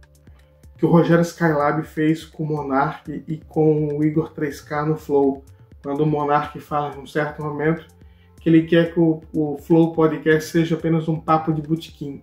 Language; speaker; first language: Portuguese; native; Portuguese